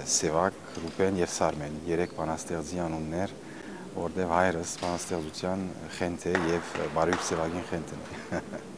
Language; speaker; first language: Armenian; early bilingual, heritage; Armenian